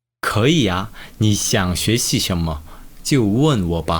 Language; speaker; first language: Chinese; non-native, fluent; Korean